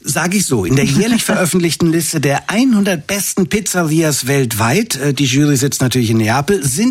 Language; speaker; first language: German; native; German